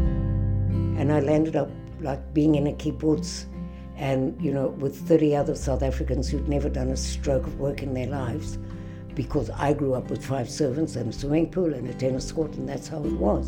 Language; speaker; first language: English; native; English